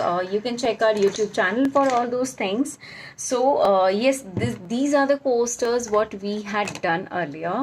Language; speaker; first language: English; non-native, local second language; Hindi